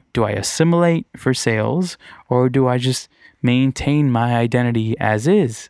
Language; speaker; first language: English; native; English